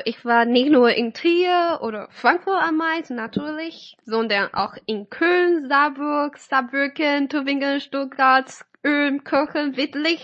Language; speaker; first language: German; non-native, fluent; Chinese